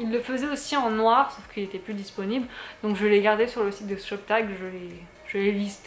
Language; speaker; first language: French; native; French